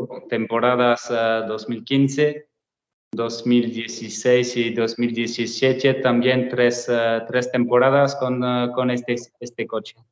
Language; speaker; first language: Spanish; non-native, learner; French